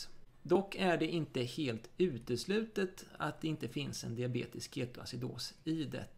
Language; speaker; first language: Swedish; native; Swedish